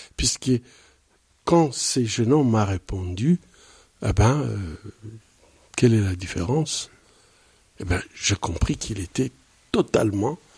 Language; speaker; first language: French; non-native, local second language; Swahili